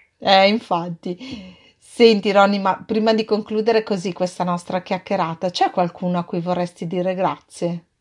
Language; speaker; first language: Italian; native; Italian